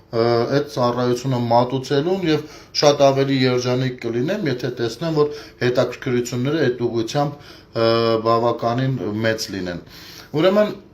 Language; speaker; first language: Armenian; native; Armenian